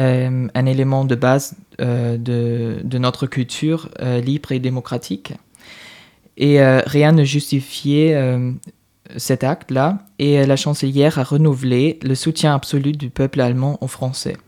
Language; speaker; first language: French; non-native, fluent; German